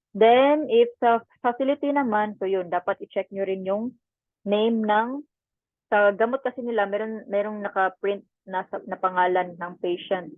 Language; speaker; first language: Filipino; non-native, local second language; Cebuano